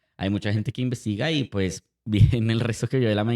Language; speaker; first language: Spanish; native; Spanish